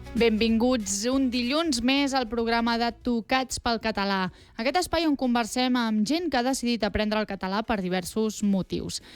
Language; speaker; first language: Catalan; native; Catalan